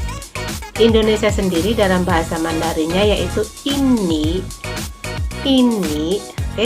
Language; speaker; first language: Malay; non-native, local second language; Javanese